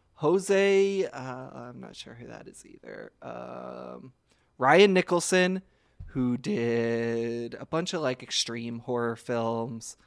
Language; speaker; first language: English; native; English